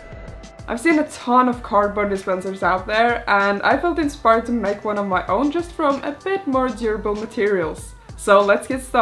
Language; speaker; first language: English; non-native, fluent; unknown